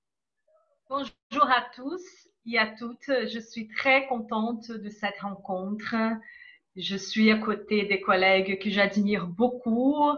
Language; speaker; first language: French; non-native, fluent; Portuguese